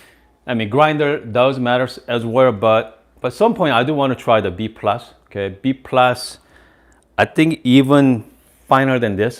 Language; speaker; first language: English; non-native, fluent; Korean